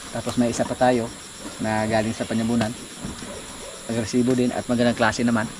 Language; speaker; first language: Filipino; non-native, local second language; Cebuano